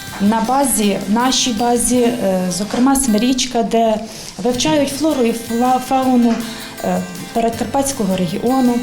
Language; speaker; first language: Ukrainian; native; Ukrainian